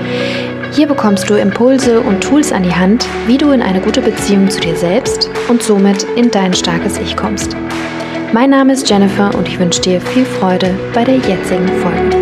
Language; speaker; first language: German; native; German